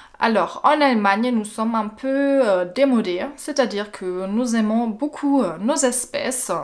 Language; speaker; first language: French; non-native, fluent; German